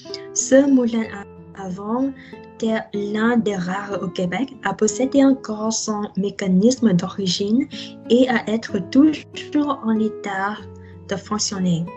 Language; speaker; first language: French; non-native, learner; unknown